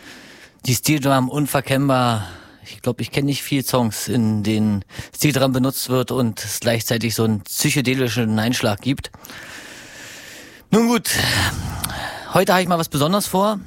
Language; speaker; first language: German; native; German